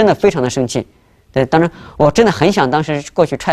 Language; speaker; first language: Chinese; native; Chinese